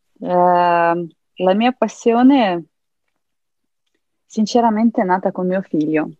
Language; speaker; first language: Italian; non-native, fluent; Ukrainian